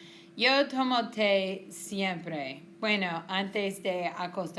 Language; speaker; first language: Spanish; non-native, fluent; English